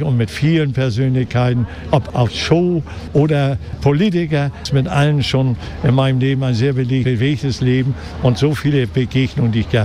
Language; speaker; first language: German; native; German